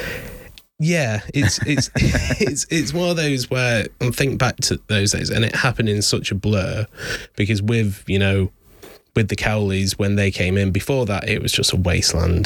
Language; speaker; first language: English; native; English